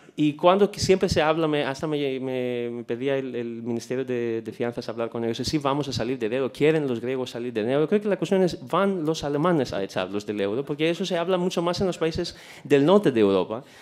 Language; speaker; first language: Spanish; non-native, fluent; Greek